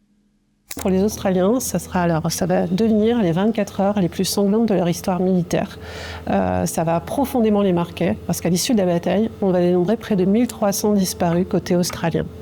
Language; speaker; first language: French; native; French